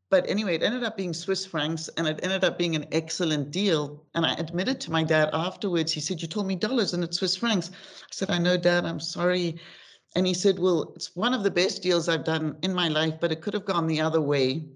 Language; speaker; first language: English; native; English